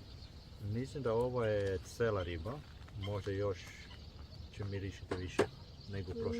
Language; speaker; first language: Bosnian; non-native, learner; Swedish